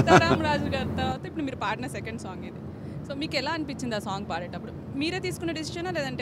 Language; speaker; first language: Telugu; native; Telugu